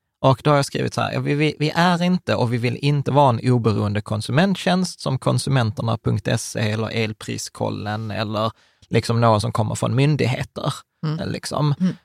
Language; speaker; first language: Swedish; early bilingual, other home language; Czech